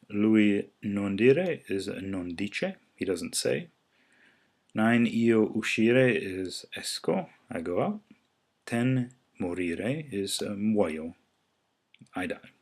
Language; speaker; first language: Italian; non-native, fluent; English